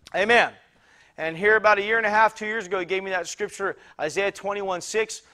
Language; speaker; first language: English; native; English